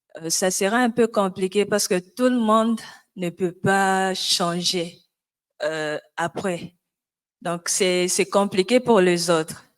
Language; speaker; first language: French; non-native, local second language; Lingala